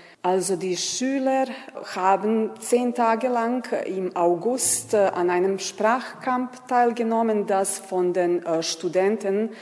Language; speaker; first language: German; non-native, fluent; Serbian